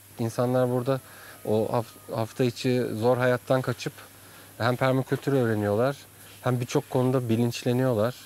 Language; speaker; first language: Turkish; native; Turkish